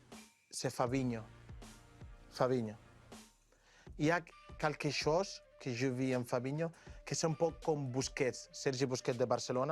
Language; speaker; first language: French; non-native, learner; Spanish